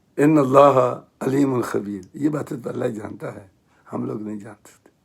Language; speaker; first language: Urdu; native; Urdu